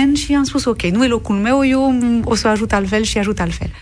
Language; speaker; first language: Romanian; non-native, learner; French